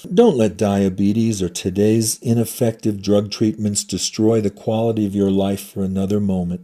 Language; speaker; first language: English; native; English